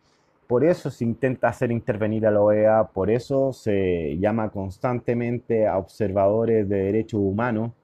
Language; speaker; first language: Spanish; native; Spanish